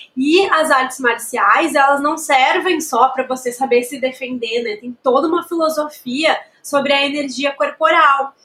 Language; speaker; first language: Portuguese; native; Portuguese